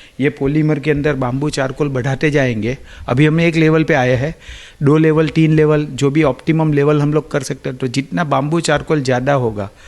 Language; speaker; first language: Hindi; non-native, local second language; Gujarati